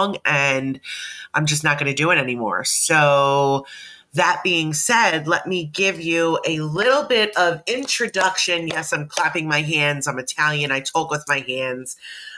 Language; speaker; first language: English; native; English